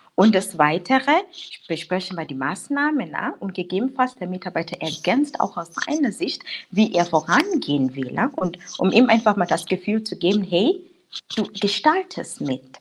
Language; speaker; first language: German; non-native, fluent; English